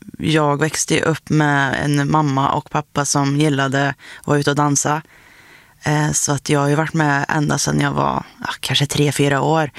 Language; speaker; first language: Swedish; native; Swedish